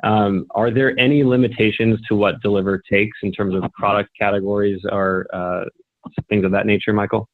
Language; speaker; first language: English; native; English